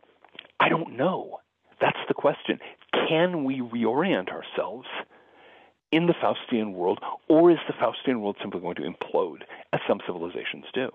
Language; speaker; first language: English; native; English